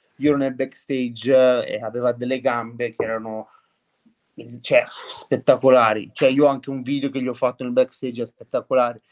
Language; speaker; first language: Italian; native; Italian